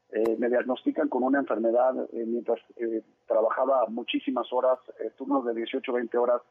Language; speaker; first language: Spanish; native; Spanish